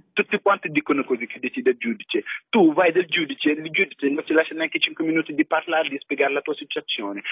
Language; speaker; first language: Italian; non-native, fluent; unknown